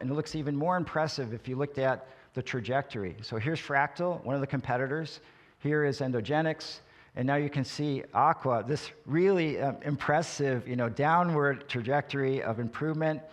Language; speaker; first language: English; native; English